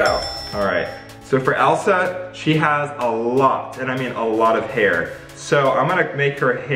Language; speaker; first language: English; native; English